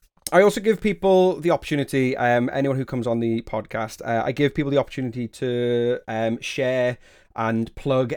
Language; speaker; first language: English; native; English